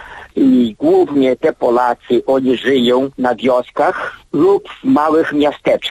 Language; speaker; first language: Polish; early bilingual, heritage; Polish